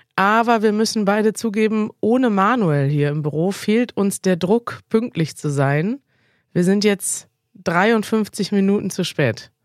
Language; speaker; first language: German; native; German